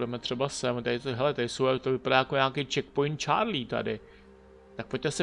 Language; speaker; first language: Czech; native; Czech